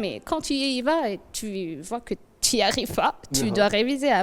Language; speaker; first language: French; non-native, local second language; Rundi